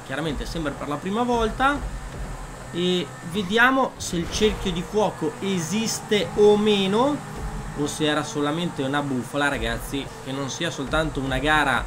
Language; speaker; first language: Italian; native; Italian